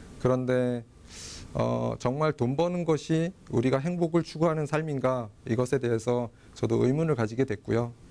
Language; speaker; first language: Korean; native; Korean